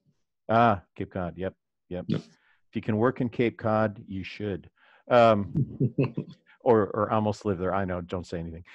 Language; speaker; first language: English; native; English